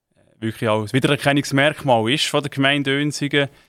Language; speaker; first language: German; native; German